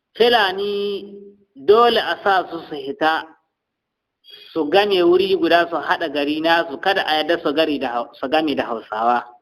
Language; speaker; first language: Hausa; non-native, local second language; Fula